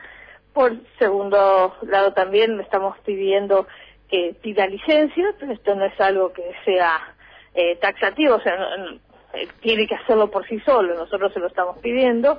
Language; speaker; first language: Spanish; native; Spanish